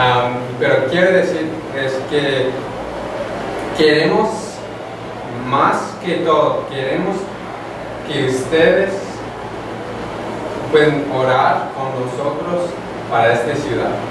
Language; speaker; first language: Spanish; non-native, fluent; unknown